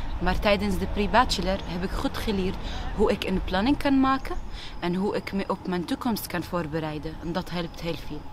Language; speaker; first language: Dutch; non-native, fluent; Arabic